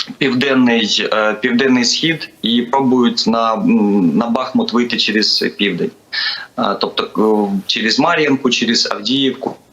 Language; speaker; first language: Ukrainian; native; Ukrainian